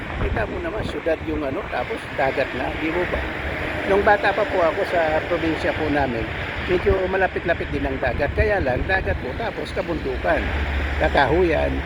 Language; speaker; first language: Filipino; non-native, local second language; Cebuano